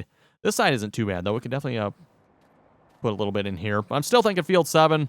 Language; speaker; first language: English; native; English